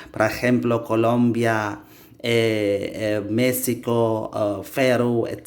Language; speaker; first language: Portuguese; non-native, learner; Indonesian